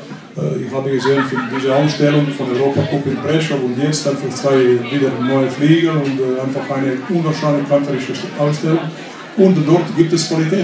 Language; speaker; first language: German; non-native, fluent; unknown